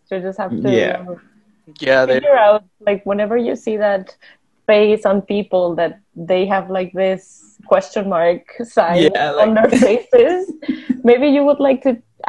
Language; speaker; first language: English; non-native, fluent; Spanish